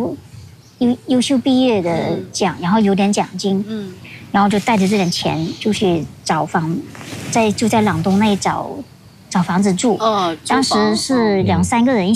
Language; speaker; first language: Chinese; non-native, local second language; Hakka Chinese